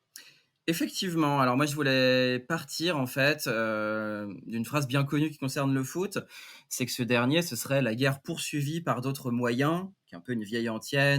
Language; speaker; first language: French; native; French